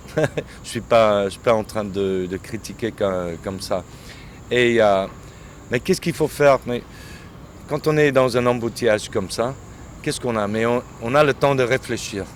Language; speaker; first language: French; non-native, fluent; English